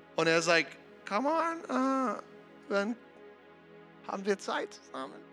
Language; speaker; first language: German; non-native, learner; English